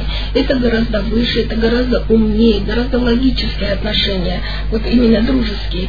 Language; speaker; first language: Russian; native; Russian